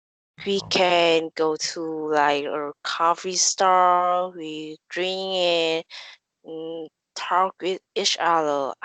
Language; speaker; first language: English; non-native, learner; Vietnamese